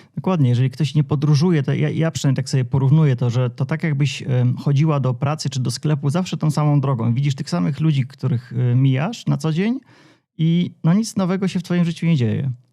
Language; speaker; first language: Polish; native; Polish